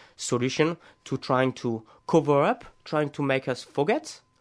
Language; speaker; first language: English; non-native, fluent; French